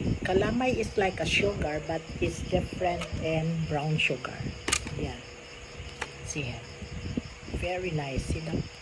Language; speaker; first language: English; non-native, local second language; Cebuano